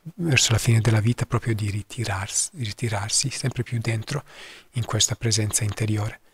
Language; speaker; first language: Italian; non-native, fluent; English